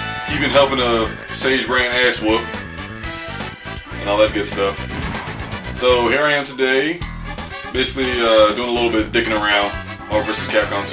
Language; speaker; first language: English; native; English